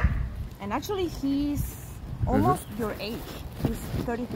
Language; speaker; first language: English; non-native, fluent; Spanish